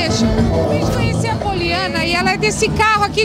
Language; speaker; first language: Portuguese; native; Portuguese